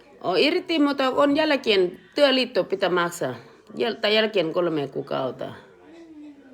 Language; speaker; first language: Finnish; non-native, learner; Thai